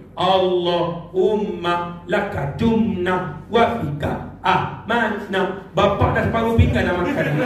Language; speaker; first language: Malay; non-native, local second language; Tamil